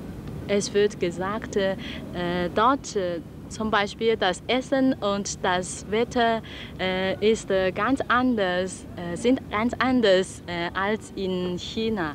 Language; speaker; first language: German; non-native, learner; Chinese